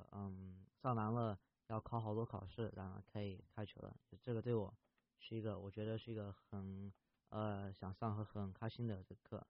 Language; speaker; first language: Chinese; early bilingual, heritage; Chinese